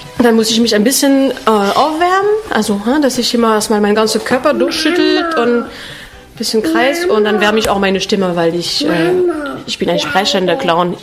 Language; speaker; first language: German; non-native, fluent; French